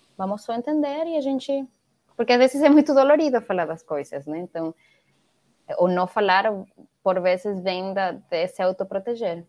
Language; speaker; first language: Portuguese; non-native, fluent; Spanish